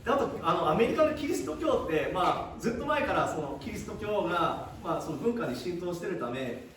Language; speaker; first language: Japanese; early bilingual, heritage; Japanese